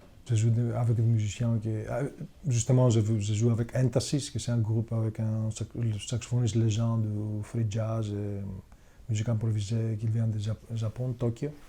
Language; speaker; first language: French; non-native, fluent; Greek